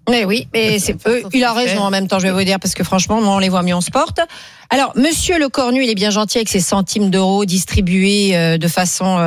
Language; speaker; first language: French; native; French